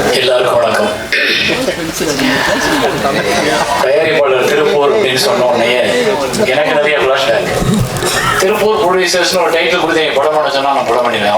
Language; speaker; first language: Tamil; native; Tamil